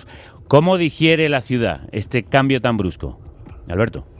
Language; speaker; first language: Spanish; native; Spanish